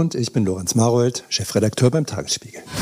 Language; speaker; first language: German; native; German